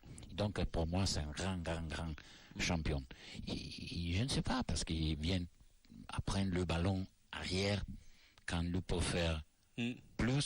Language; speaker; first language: French; non-native, learner; Italian